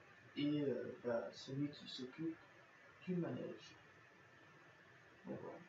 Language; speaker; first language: French; native; French